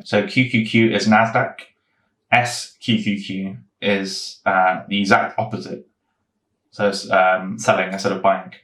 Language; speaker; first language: English; native; English